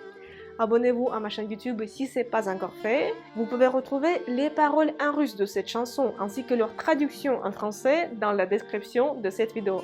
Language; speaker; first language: French; non-native, fluent; Russian